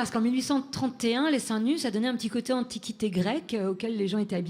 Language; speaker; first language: French; native; French